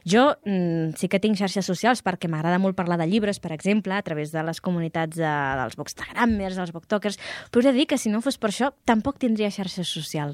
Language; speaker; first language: Catalan; native; Catalan